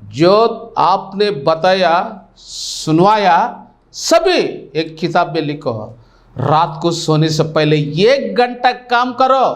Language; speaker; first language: Hindi; non-native, local second language; Telugu